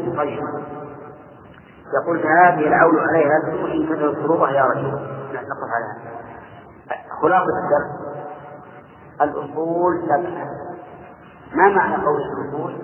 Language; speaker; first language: Arabic; native; Arabic